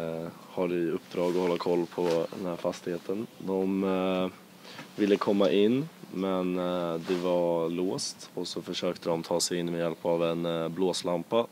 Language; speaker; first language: Swedish; native; Swedish